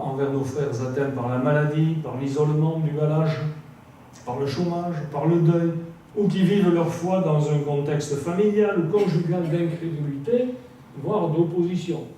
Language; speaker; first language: French; native; French